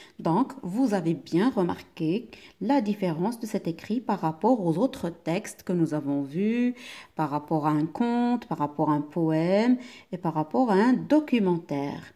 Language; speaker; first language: French; non-native, local second language; Arabic